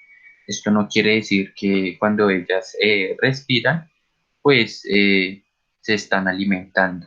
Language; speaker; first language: Spanish; native; Spanish